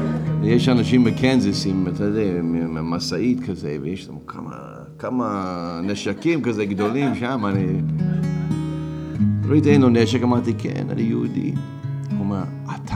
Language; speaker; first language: Hebrew; non-native, fluent; English